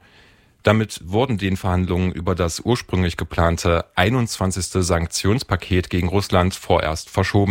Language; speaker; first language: German; native; German